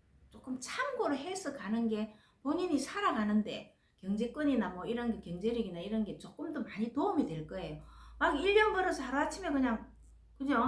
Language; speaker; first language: Korean; native; Korean